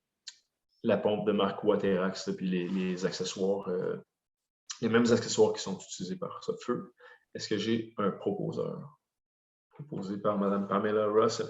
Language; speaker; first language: French; native; French